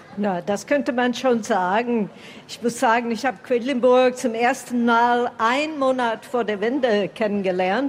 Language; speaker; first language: German; non-native, fluent; English